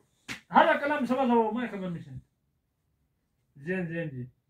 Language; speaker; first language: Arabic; non-native, learner; Punjabi